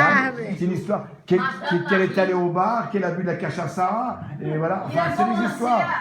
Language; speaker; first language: French; native; French